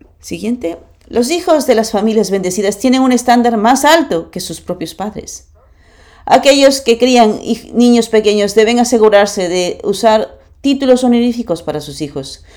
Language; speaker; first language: Spanish; non-native, fluent; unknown